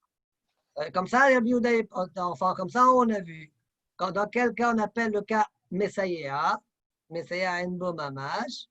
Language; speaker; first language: French; native; French